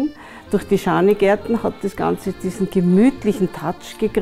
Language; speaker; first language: German; native; German